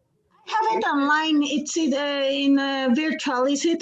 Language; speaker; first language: English; non-native, fluent; Spanish